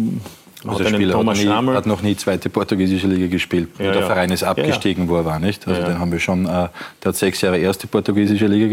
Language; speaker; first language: German; native; German